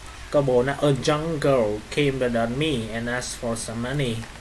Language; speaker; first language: English; non-native, fluent; Vietnamese